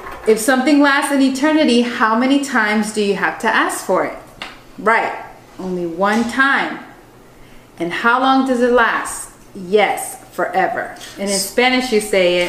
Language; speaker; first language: English; native; English